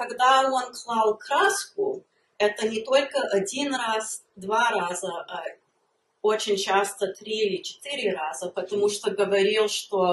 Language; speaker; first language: Russian; early bilingual, heritage; Russian